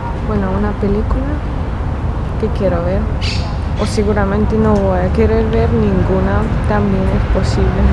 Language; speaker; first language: Spanish; non-native, fluent; Russian